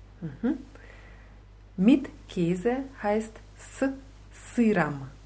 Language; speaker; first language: German; non-native, fluent; Russian